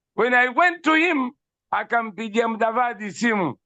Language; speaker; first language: English; non-native, local second language; Swahili